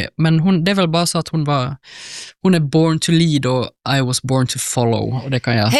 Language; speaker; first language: Swedish; native; Swedish